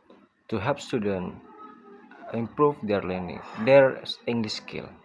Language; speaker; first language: English; non-native, learner; Indonesian